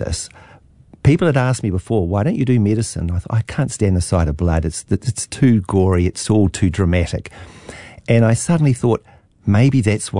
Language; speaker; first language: English; native; English